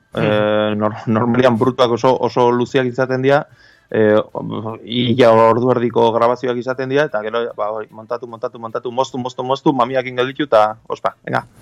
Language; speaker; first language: Basque; native; Basque